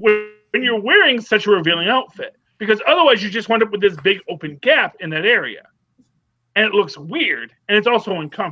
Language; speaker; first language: English; native; English